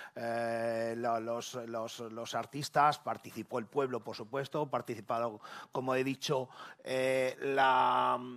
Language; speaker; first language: Spanish; native; Spanish